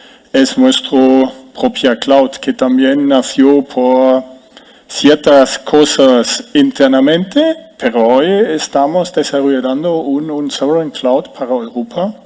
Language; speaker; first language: Spanish; non-native, fluent; German